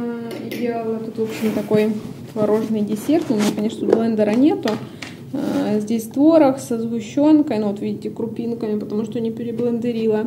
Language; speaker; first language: Russian; native; Russian